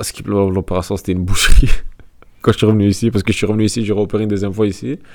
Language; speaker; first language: French; native; French